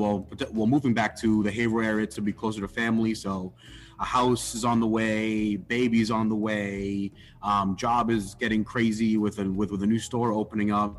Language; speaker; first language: English; native; English